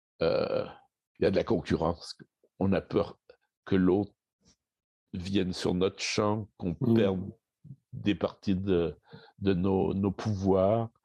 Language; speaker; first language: French; native; French